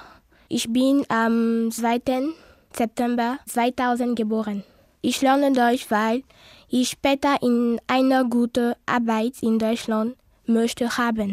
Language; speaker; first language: German; non-native, learner; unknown